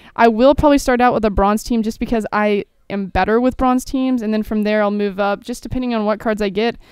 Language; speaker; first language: English; native; English